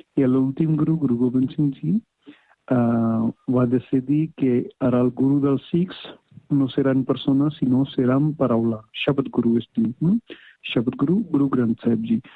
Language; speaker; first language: Catalan; non-native, fluent; Punjabi